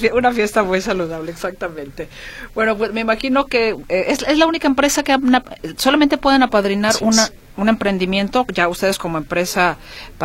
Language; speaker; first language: Spanish; native; Spanish